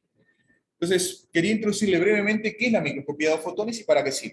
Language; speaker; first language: Spanish; native; Spanish